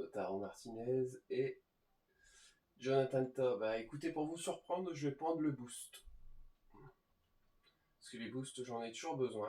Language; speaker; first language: French; native; French